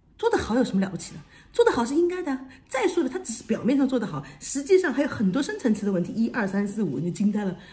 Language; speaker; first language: Chinese; native; Chinese